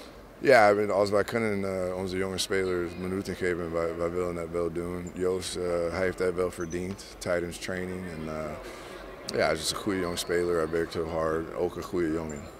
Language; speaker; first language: Dutch; non-native, fluent; English